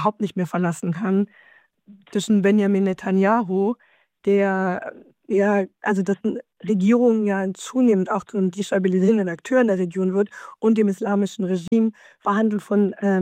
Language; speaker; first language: German; native; German